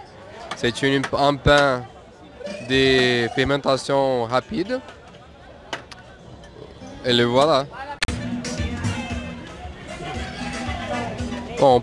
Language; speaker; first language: French; non-native, fluent; Portuguese